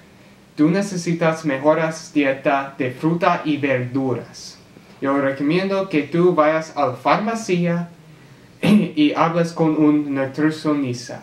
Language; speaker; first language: Spanish; non-native, learner; English